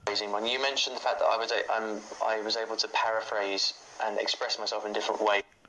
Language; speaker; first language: English; native; English